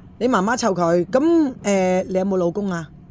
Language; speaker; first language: Cantonese; native; Cantonese